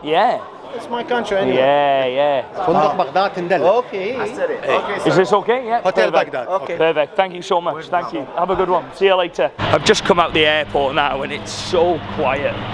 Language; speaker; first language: English; native; English